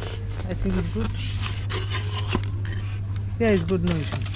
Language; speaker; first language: English; non-native, learner; Hindi